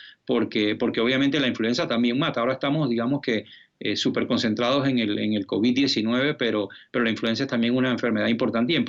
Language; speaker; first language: Spanish; native; Spanish